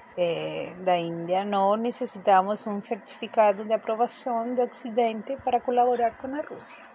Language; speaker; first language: Portuguese; non-native, fluent; Spanish